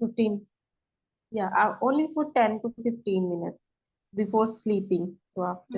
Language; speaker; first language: English; non-native, learner; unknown